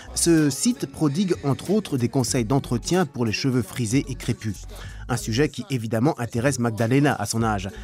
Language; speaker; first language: French; native; French